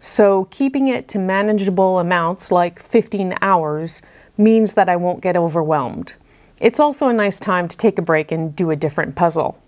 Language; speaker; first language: English; native; English